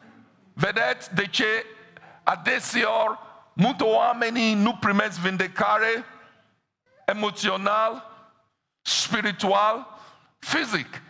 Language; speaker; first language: Romanian; non-native, fluent; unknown